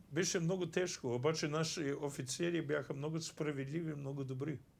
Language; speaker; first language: Bulgarian; non-native, fluent; English